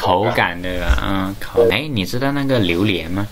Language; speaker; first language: Chinese; native; Chinese